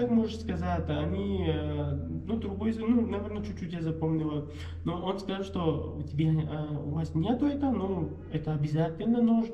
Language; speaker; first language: Russian; non-native, learner; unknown